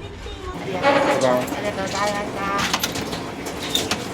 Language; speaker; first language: Japanese; native; Japanese